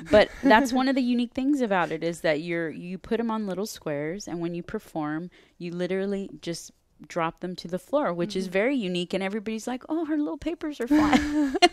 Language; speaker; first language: English; native; English